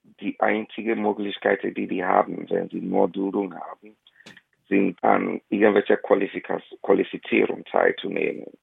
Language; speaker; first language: German; non-native, fluent; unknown